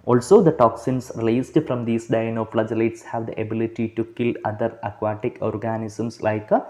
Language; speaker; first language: English; non-native, local second language; Malayalam